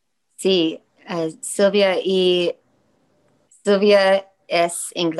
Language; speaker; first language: Spanish; non-native, learner; English